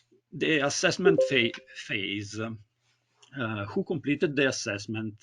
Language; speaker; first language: English; non-native, learner; Italian